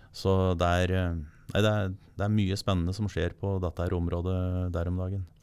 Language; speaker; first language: Norwegian; native; Norwegian